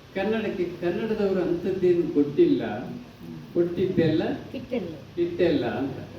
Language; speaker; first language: Kannada; non-native, local second language; Tulu